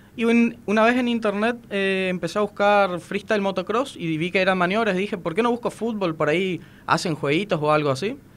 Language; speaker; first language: Spanish; native; Spanish